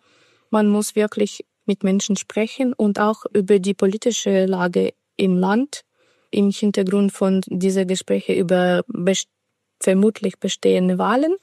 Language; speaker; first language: German; non-native, fluent; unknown